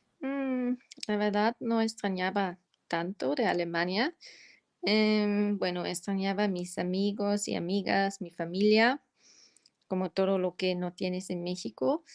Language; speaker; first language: Spanish; non-native, fluent; German